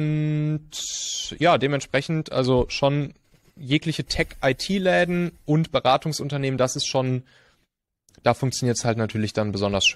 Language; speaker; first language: German; native; German